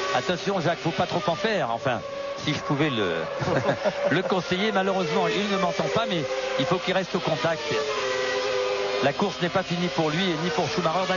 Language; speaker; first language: French; native; French